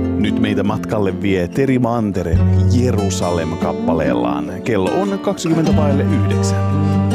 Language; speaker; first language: Finnish; native; Finnish